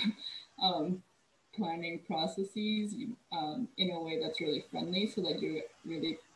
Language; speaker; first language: English; native; English